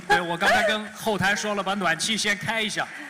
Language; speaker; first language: Chinese; native; Chinese